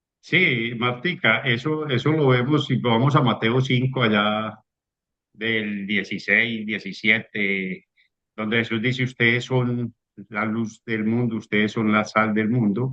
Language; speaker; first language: Spanish; native; Spanish